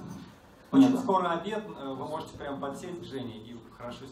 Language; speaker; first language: Russian; native; Russian